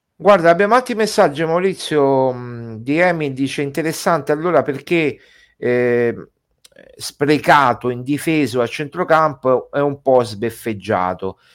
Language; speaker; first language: Italian; native; Italian